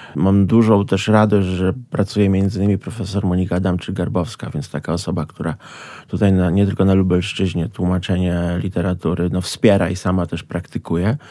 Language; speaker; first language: Polish; native; Polish